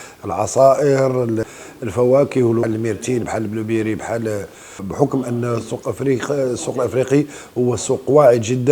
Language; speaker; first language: Arabic; native; Arabic